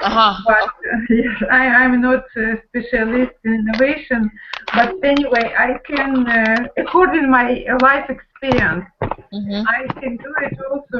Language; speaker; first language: English; non-native, learner; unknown